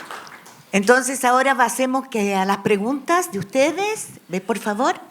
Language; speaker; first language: Spanish; native; Spanish